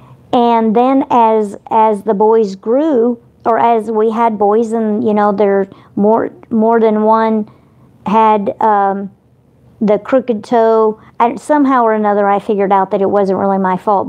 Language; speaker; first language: English; native; English